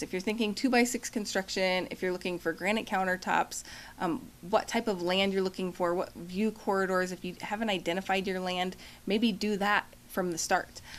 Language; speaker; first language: English; native; English